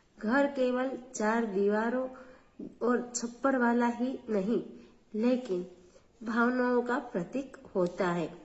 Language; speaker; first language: Hindi; non-native, local second language; Gujarati